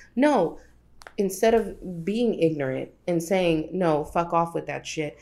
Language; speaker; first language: English; early bilingual, other home language; Spanish